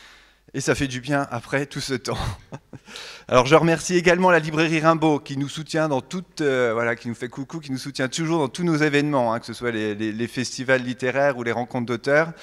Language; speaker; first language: French; native; French